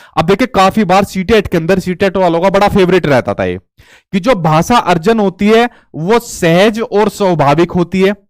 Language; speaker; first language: Hindi; native; Hindi